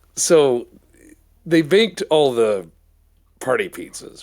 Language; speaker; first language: English; native; English